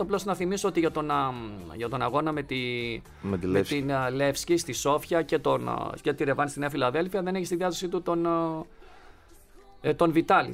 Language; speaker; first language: Greek; native; Greek